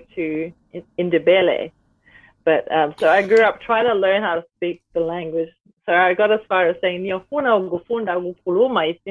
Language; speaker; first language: English; native; English